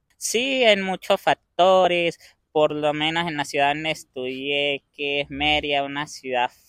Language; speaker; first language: Spanish; native; Spanish